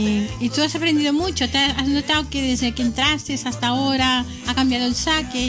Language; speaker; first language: Spanish; native; Spanish